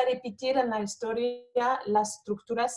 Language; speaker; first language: Spanish; non-native, fluent; French